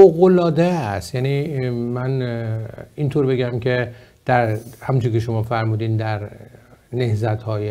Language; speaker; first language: Persian; native; Persian